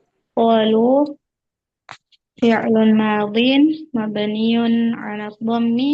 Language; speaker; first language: Arabic; non-native, learner; Indonesian